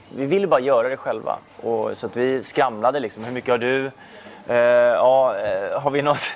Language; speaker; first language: Swedish; native; Swedish